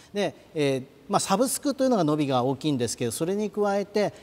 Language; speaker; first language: Japanese; native; Japanese